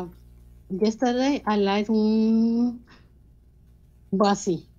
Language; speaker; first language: English; non-native, learner; Spanish